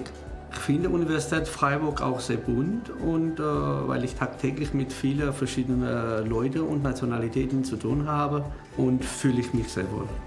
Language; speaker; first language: German; non-native, fluent; Armenian